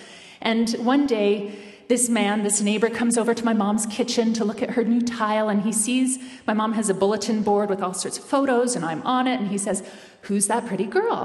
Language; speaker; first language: English; native; English